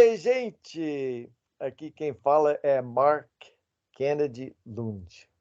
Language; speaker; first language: Portuguese; non-native, fluent; English